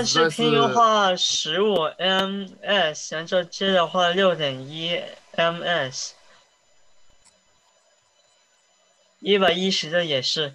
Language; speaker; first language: Chinese; early bilingual, heritage; Chinese